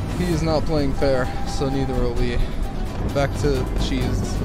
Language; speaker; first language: English; native; English